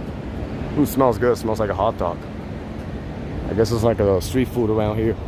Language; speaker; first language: English; non-native, local second language; Spanish